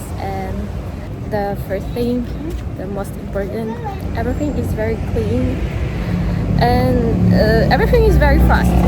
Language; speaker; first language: English; non-native, learner; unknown